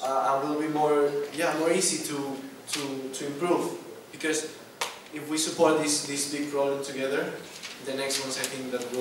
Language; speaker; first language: English; non-native, learner; Spanish